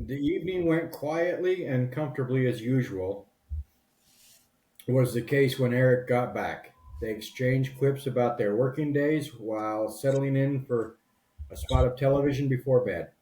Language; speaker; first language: English; native; English